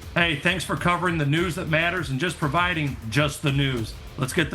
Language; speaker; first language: English; native; English